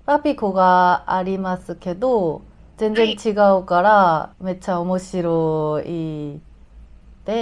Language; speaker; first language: Japanese; non-native, learner; Korean